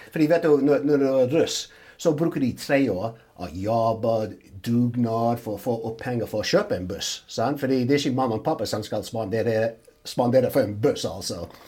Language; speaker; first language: Norwegian; non-native, fluent; English